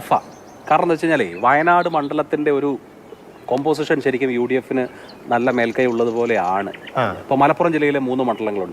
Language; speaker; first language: Malayalam; native; Malayalam